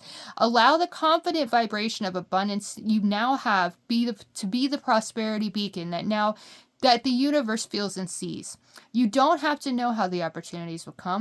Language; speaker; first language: English; native; English